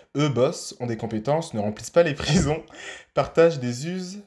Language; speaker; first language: French; native; French